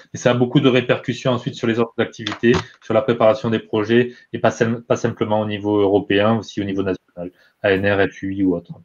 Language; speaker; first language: French; native; French